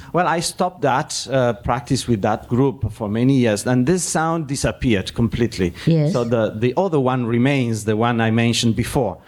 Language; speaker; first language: English; non-native, fluent; Spanish